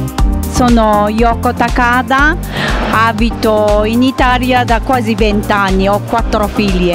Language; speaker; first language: Italian; non-native, learner; Japanese